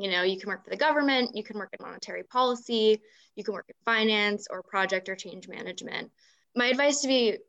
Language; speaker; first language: English; native; English